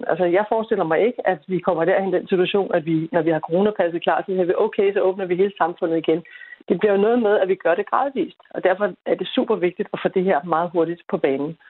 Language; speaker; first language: Danish; native; Danish